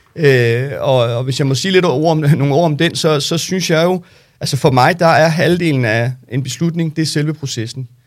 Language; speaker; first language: Danish; early bilingual, other home language; Turkish